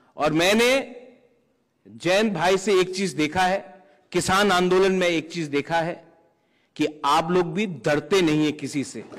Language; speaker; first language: Hindi; non-native, local second language; Kok Borok